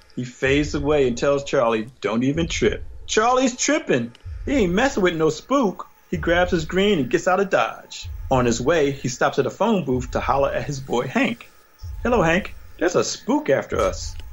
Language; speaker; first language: English; native; English